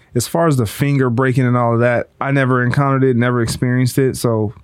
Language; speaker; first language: English; native; English